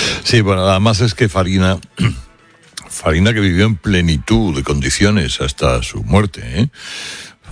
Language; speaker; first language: Spanish; native; Spanish